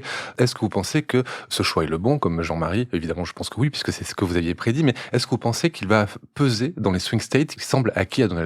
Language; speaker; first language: French; native; French